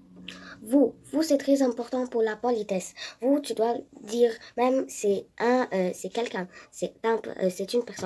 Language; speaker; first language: French; non-native, learner; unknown